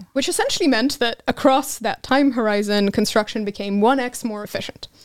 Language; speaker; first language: English; non-native, fluent; Hebrew